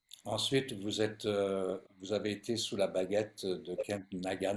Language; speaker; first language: French; native; French